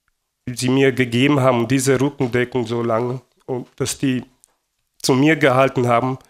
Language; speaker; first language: German; non-native, fluent; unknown